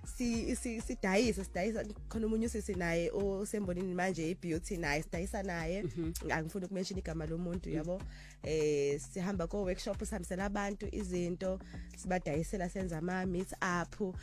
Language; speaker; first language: Zulu; non-native, local second language; Xhosa